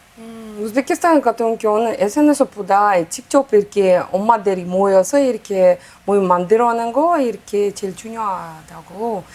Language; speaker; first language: Korean; non-native, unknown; Uzbek